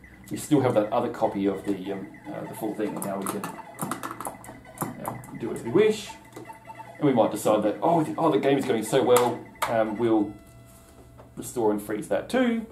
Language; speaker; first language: English; native; English